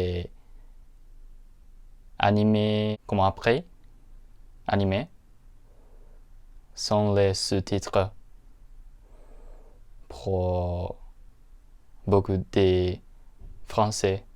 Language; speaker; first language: French; non-native, learner; Japanese